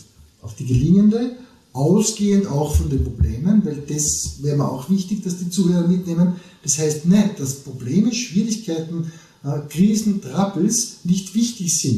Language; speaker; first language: German; native; German